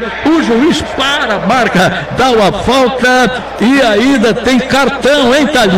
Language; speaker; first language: Portuguese; native; Portuguese